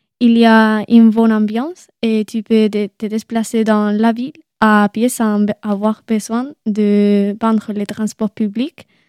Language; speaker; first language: French; non-native, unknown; Spanish